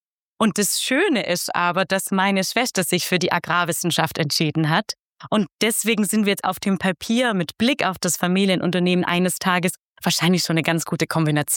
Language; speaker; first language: German; native; German